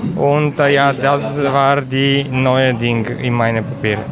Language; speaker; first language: German; non-native, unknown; Bulgarian